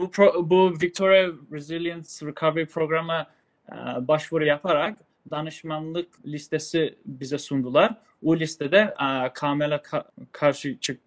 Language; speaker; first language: Turkish; early bilingual, other home language; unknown